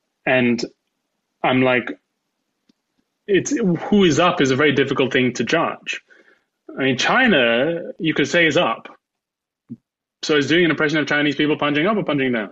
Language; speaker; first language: English; native; English